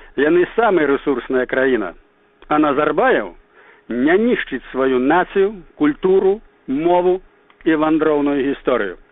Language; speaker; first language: Belarusian; native; Belarusian